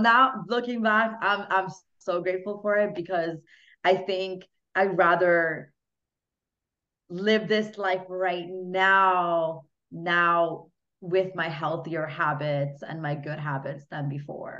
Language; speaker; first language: English; non-native, fluent; Hungarian